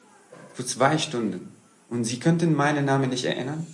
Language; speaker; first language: German; non-native, fluent; Arabic